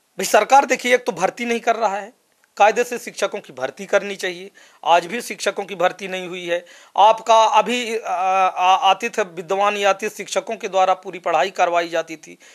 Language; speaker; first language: Hindi; native; Hindi